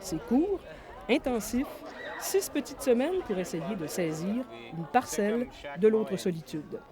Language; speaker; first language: French; native; French